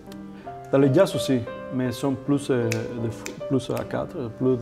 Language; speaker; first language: French; non-native, fluent; Spanish